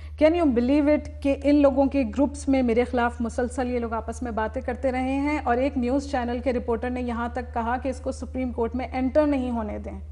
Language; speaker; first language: Urdu; native; Urdu